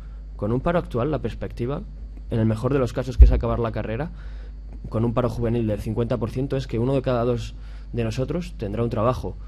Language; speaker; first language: Spanish; native; Spanish